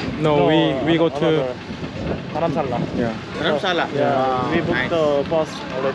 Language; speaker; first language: English; non-native, learner; Korean